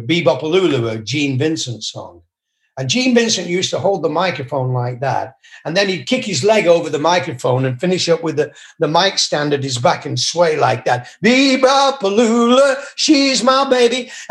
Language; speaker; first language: English; native; English